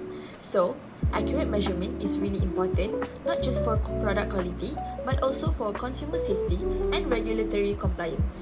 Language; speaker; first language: English; non-native, local second language; Malay